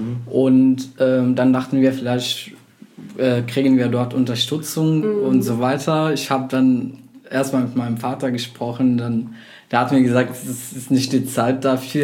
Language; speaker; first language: German; non-native, fluent; Arabic